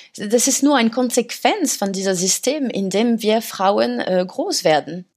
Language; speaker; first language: German; non-native, fluent; French